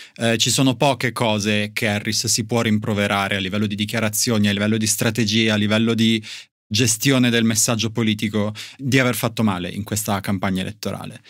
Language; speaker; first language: Italian; native; Italian